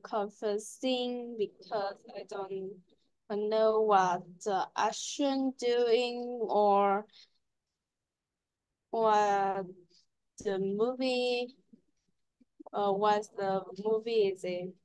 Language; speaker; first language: English; non-native, learner; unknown